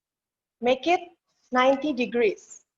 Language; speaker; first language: English; non-native, learner; Indonesian